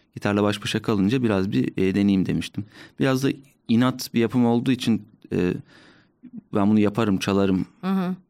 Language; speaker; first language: Turkish; native; Turkish